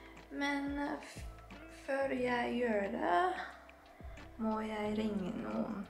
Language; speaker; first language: Norwegian; non-native, learner; Filipino